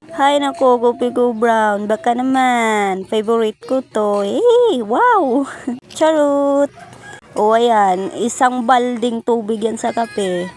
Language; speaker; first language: Filipino; non-native, local second language; Cebuano